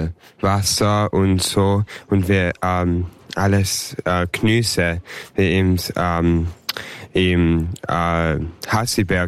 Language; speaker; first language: German; early bilingual, heritage; English